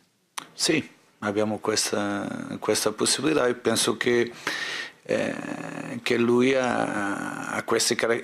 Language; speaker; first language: Italian; non-native, fluent; Portuguese